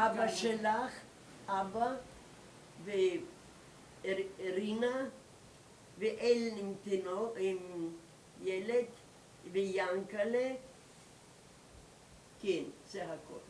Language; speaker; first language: Hebrew; non-native, learner; German